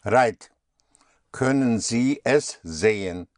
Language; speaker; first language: German; non-native, fluent; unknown